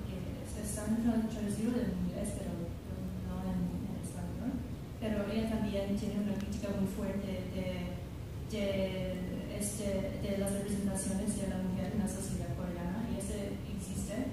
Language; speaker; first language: Spanish; non-native, fluent; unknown